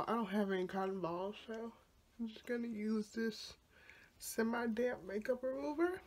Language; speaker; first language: English; native; English